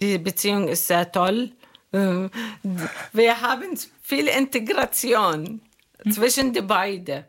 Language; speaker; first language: German; non-native, learner; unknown